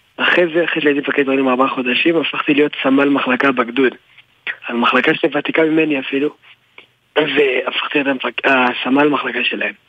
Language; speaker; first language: Hebrew; early bilingual, other home language; French